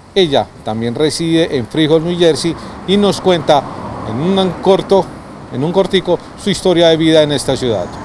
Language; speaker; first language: Spanish; native; Spanish